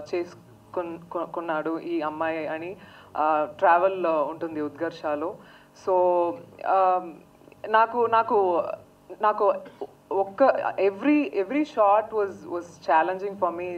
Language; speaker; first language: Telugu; non-native, learner; Tamil